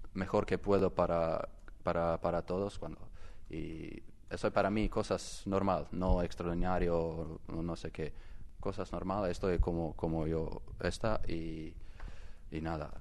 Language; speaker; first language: Spanish; non-native, learner; Croatian